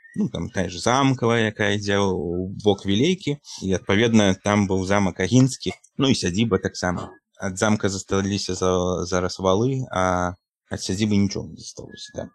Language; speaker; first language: Belarusian; native; Belarusian